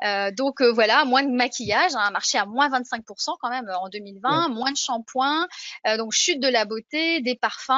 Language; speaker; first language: French; native; French